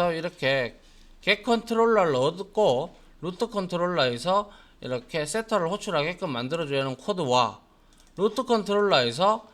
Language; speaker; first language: Korean; native; Korean